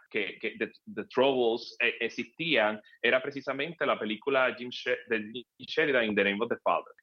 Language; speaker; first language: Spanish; native; Spanish